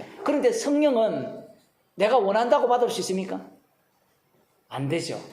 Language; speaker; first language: Korean; native; Korean